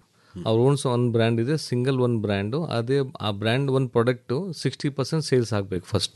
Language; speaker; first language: Kannada; non-native, learner; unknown